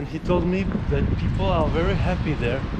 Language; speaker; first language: English; non-native, fluent; French